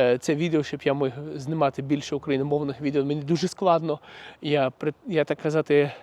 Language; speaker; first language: Ukrainian; non-native, local second language; Russian